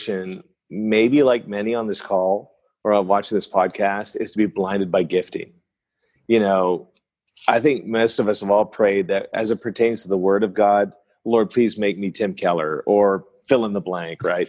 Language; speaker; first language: English; non-native, fluent; French